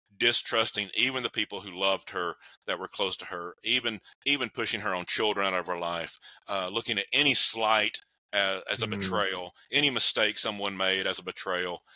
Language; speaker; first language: English; native; English